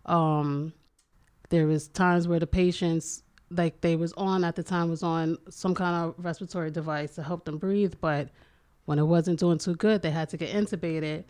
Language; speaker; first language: English; native; English